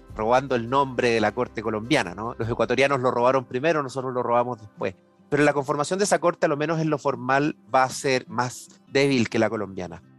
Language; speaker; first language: Spanish; native; Spanish